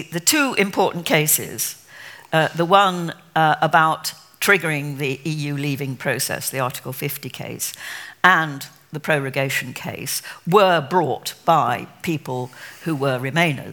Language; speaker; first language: English; native; English